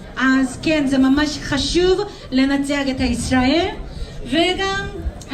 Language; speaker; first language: Hebrew; non-native, learner; Korean